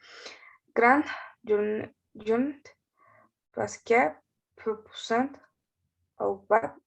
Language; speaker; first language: French; non-native, learner; Spanish